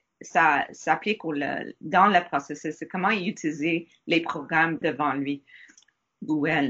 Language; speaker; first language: French; non-native, learner; English